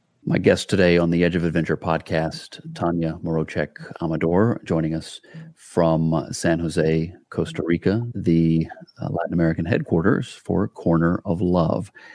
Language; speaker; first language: English; native; English